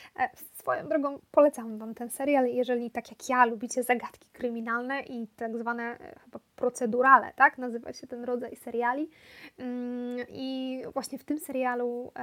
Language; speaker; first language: Polish; native; Polish